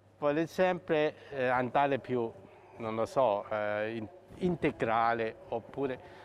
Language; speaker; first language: Italian; non-native, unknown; Chinese